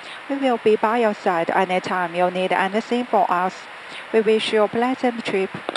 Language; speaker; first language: English; non-native, fluent; Chinese